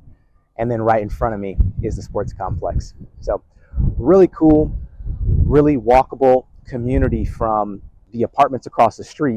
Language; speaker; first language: English; native; English